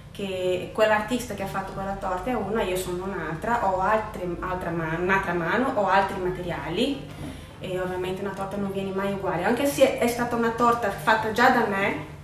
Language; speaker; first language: Italian; non-native, fluent; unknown